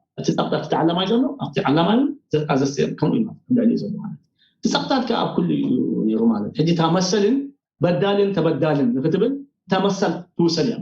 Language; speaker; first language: Tigrinya; early bilingual, heritage; Tigrinya